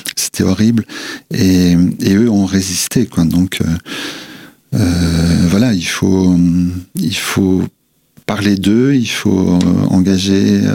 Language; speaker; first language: French; native; French